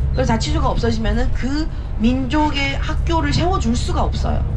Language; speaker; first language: Korean; early bilingual, heritage; Korean